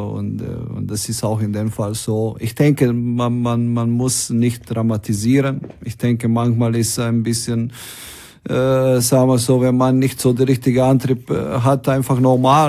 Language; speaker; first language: German; non-native, fluent; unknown